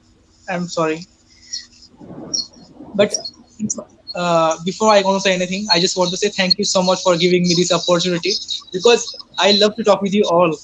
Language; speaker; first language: English; non-native, learner; Hindi